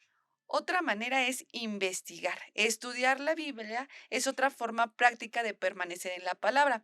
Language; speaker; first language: Spanish; native; Spanish